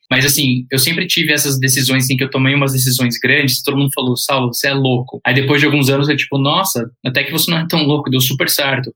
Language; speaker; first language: Portuguese; early bilingual, heritage; Portuguese